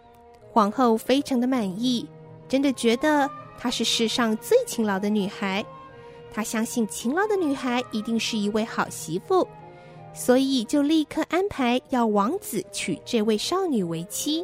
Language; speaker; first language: Chinese; native; Chinese